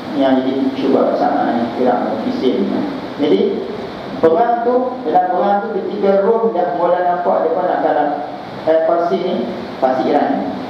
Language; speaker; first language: Malay; native; Malay